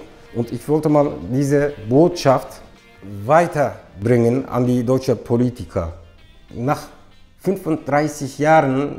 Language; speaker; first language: German; non-native, fluent; Turkish